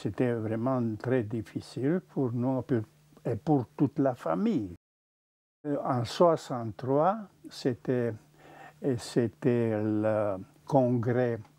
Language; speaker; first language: French; non-native, fluent; Czech